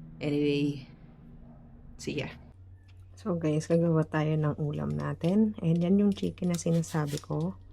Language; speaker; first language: Filipino; native; Filipino